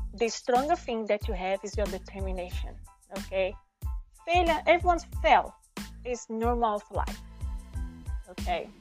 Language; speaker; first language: English; non-native, fluent; Portuguese